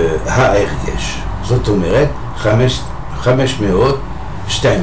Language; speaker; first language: Hebrew; non-native, fluent; French